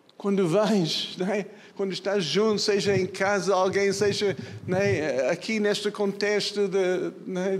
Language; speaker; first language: Portuguese; non-native, fluent; English